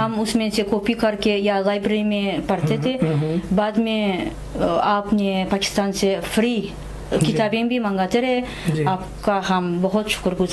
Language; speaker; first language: Hindi; non-native, fluent; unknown